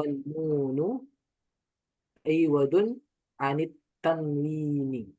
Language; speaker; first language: Arabic; non-native, learner; Indonesian